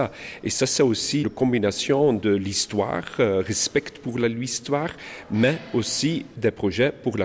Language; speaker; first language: French; non-native, local second language; Dutch